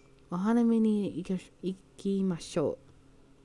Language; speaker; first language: Japanese; non-native, learner; English